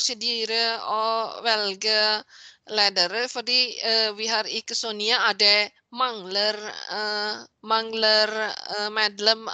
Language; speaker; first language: Norwegian; non-native, learner; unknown